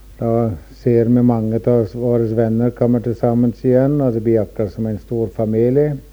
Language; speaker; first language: Norwegian; early bilingual, heritage; Norwegian